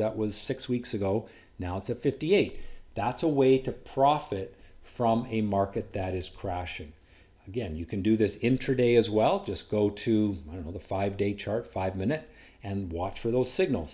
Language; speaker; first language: English; native; English